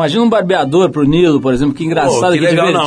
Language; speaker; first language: Portuguese; native; Portuguese